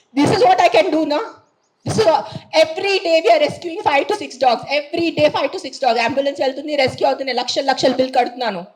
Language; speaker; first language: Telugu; non-native, fluent; Marathi